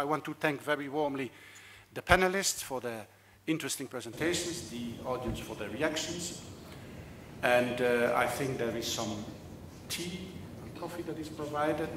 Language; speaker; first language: English; non-native, fluent; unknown